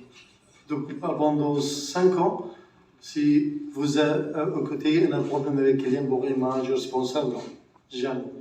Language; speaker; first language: French; non-native, learner; Arabic